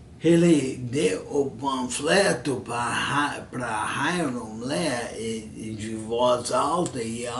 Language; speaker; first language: Portuguese; non-native, fluent; English